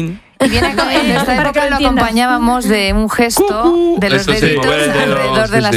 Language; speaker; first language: Spanish; native; Spanish